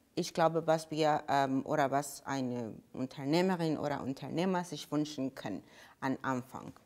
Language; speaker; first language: German; non-native, fluent; Spanish